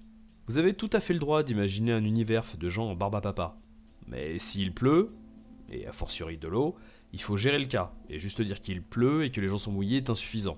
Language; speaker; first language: French; native; French